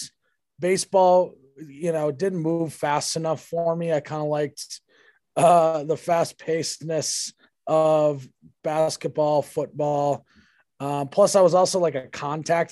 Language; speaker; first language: English; native; English